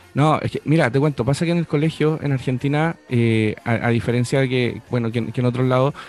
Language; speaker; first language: Spanish; native; Spanish